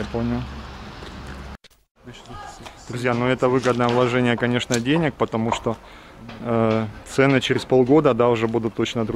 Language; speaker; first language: Russian; native; Russian